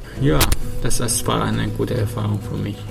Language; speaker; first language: German; non-native, learner; Arabic